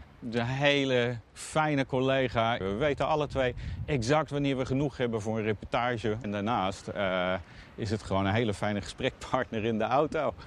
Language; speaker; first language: Dutch; native; Dutch